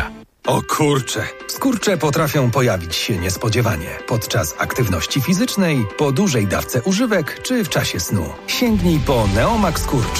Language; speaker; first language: Polish; native; Polish